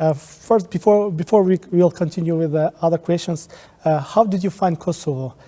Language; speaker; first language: English; non-native, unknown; Albanian